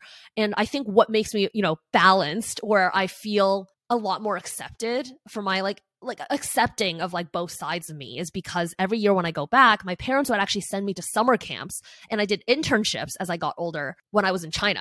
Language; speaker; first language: English; early bilingual, other home language; Chinese